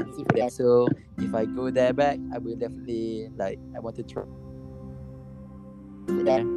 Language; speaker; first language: English; non-native, local second language; Malay